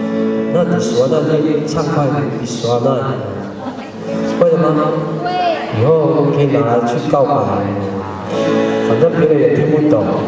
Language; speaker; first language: Chinese; non-native, local second language; Amis